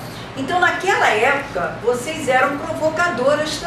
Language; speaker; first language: Portuguese; native; Portuguese